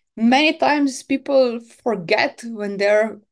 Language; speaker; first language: English; non-native, fluent; Slovenian